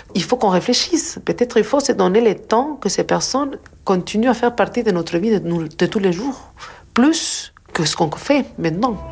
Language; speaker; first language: French; non-native, fluent; Spanish